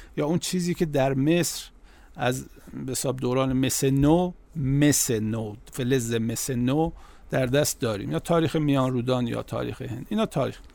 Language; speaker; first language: Persian; native; Persian